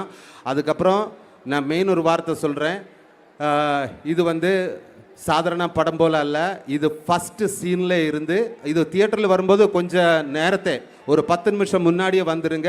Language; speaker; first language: Tamil; non-native, learner; Malayalam